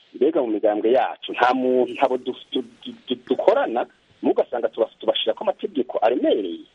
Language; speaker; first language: Rundi; native; Rundi